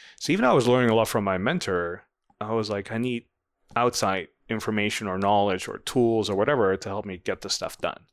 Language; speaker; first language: English; non-native, fluent; Vietnamese